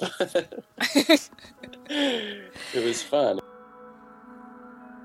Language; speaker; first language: English; native; English